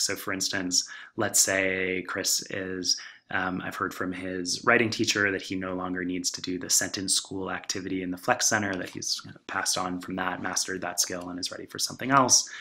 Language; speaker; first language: English; native; English